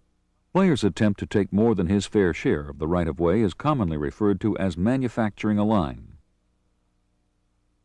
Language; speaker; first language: English; native; English